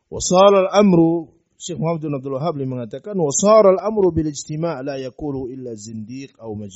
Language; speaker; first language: Arabic; non-native, fluent; Indonesian